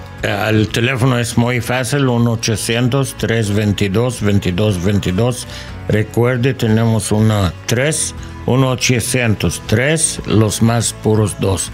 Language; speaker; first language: Spanish; non-native, learner; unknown